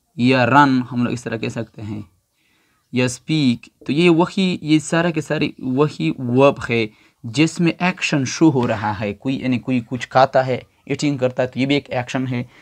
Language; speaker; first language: Urdu; non-native, local second language; Pashto